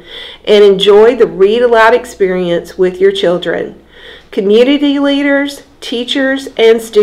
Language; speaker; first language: English; native; English